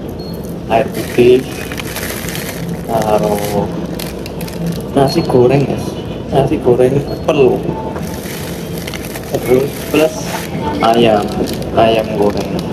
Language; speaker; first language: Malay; non-native, local second language; Javanese